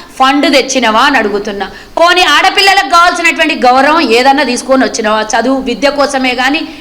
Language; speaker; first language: Telugu; native; Telugu